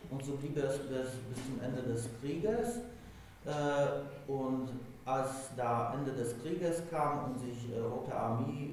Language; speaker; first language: German; non-native, fluent; Polish